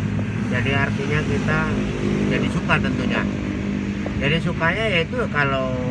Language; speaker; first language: Indonesian; native; Indonesian